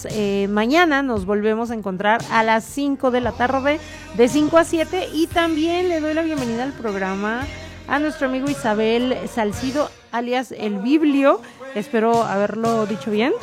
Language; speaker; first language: Spanish; native; Spanish